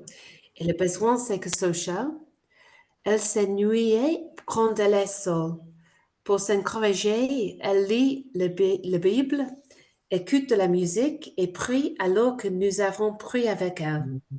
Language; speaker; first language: French; non-native, fluent; English